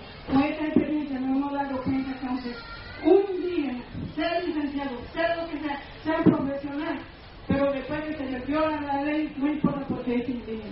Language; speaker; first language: Spanish; non-native, local second language; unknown